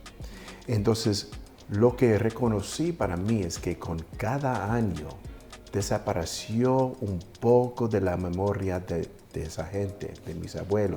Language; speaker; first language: Spanish; early bilingual, heritage; Spanish